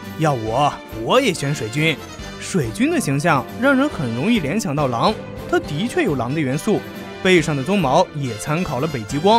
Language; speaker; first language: Chinese; native; Chinese